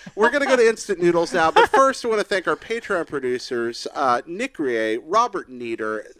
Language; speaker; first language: English; native; English